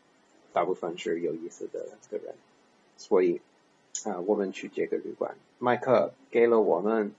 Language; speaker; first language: Chinese; non-native, learner; English